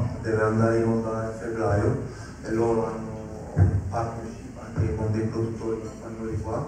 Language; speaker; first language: Italian; non-native, fluent; Turkish